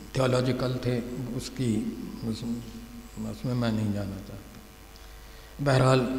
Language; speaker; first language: Urdu; native; Urdu